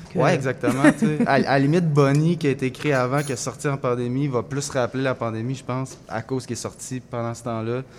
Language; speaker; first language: French; native; French